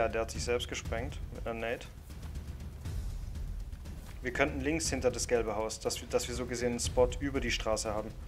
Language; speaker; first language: German; native; German